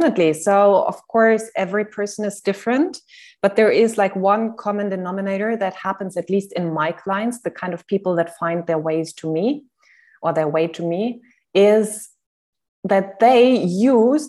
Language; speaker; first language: English; non-native, fluent; German